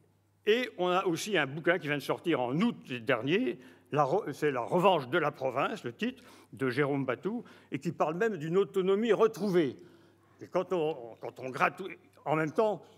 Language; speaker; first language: French; native; French